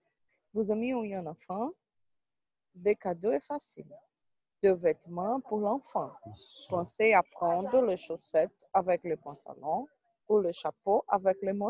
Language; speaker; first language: French; non-native, learner; Portuguese